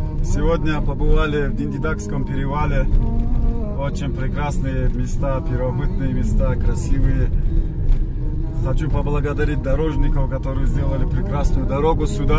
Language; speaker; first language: Russian; non-native, local second language; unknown